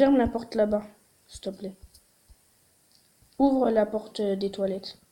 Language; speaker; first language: French; native; French